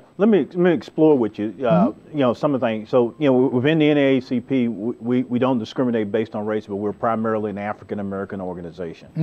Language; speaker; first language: English; native; English